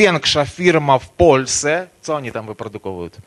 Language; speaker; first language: Polish; non-native, learner; Ukrainian